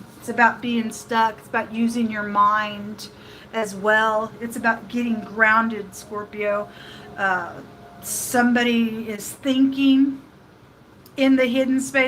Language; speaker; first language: English; native; English